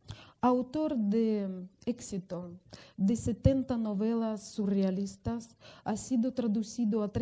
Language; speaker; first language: Spanish; non-native, fluent; Russian